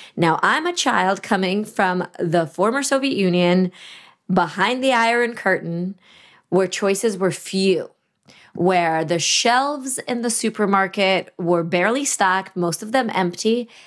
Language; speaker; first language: English; early bilingual, other home language; Russian